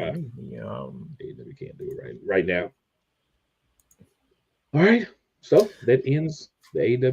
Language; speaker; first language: English; native; English